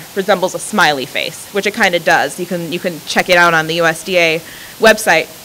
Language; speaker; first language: English; native; English